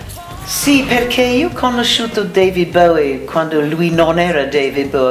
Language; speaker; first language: Italian; non-native, learner; English